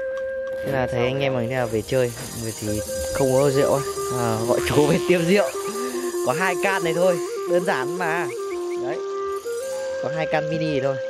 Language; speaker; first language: Vietnamese; native; Vietnamese